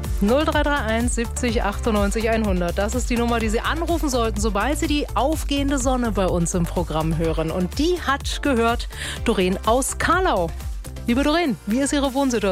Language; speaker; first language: German; native; German